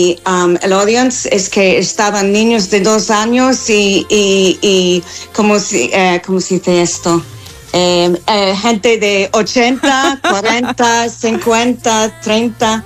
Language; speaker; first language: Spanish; non-native, fluent; English